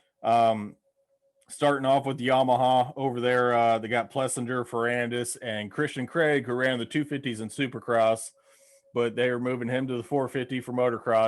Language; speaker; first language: English; native; English